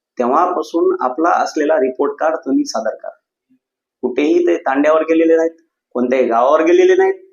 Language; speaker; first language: Marathi; non-native, local second language; Lambadi